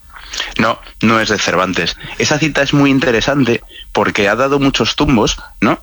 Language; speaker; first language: Spanish; native; Spanish